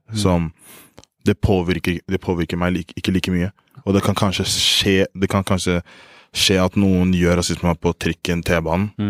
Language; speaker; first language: Norwegian; early bilingual, other home language; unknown